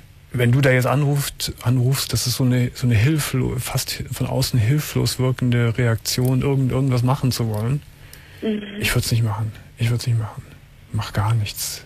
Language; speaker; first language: German; native; German